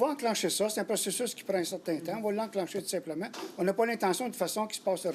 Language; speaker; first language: French; native; French